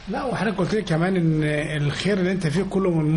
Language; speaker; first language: Arabic; native; Arabic